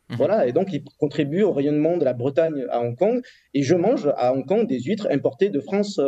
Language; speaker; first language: French; native; French